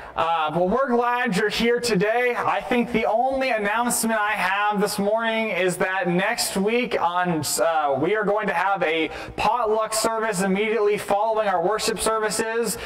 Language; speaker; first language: English; native; English